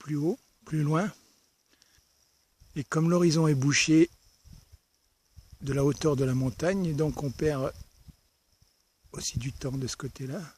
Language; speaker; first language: French; native; French